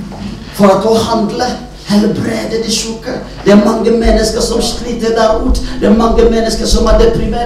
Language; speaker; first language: Norwegian; non-native, fluent; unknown